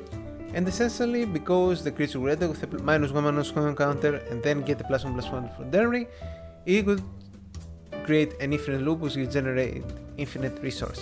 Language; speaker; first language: English; non-native, fluent; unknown